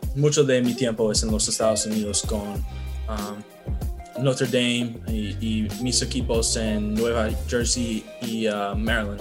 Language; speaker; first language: Spanish; non-native, learner; English